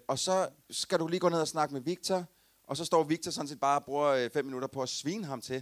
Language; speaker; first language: Danish; native; Danish